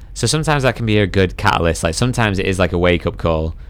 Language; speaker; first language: English; native; English